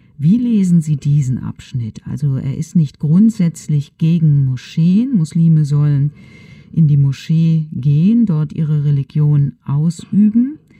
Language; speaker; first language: German; native; German